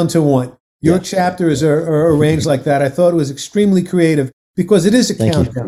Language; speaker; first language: English; native; English